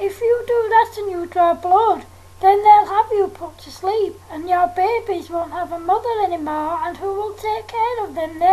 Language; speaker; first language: English; native; English